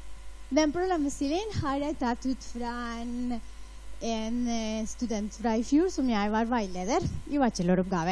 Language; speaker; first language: Norwegian; non-native, fluent; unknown